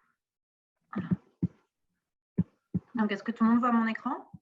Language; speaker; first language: French; native; French